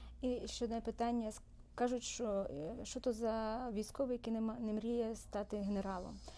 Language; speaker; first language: Ukrainian; early bilingual, heritage; Ukrainian